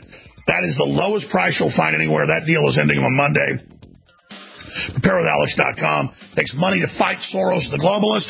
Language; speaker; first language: English; native; English